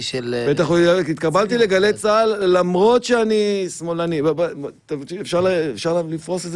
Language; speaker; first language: Hebrew; native; Hebrew